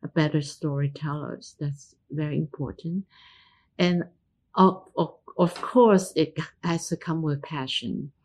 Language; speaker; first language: English; non-native, local second language; Cantonese